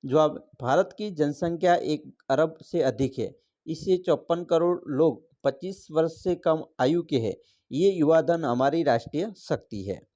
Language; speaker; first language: Hindi; non-native, local second language; Gujarati